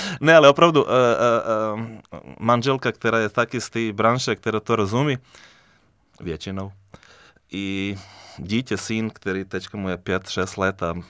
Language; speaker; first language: Czech; non-native, fluent; Serbian